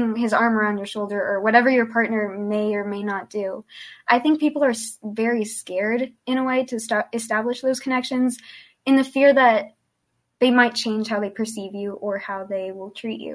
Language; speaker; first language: English; early bilingual, other home language; Spanish